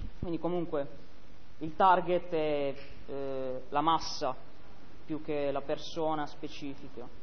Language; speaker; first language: Italian; native; Italian